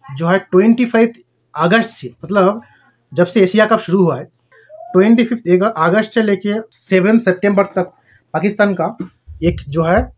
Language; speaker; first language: Hindi; non-native, local second language; Bangla